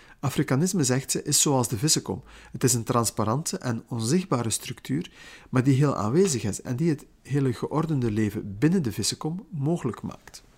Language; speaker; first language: Dutch; native; Dutch